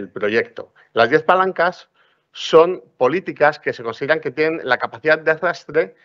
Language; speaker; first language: Spanish; non-native, local second language; Catalan